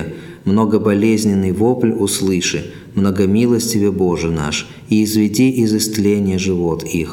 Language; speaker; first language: Russian; native; Russian